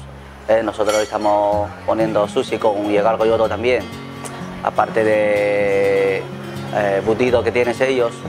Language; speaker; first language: Spanish; non-native, learner; Chinese